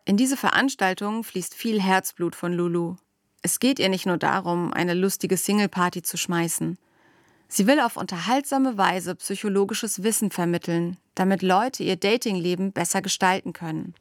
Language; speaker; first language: German; native; German